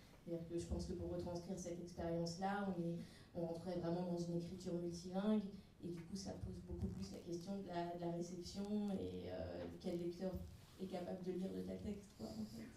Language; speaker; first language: French; early bilingual, other home language; Russian